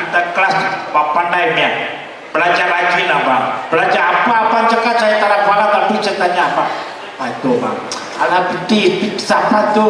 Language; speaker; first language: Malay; non-native, local second language; Tamil